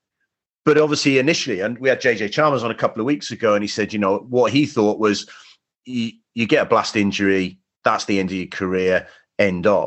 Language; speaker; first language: English; native; English